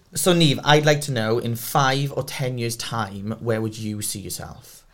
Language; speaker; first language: English; native; English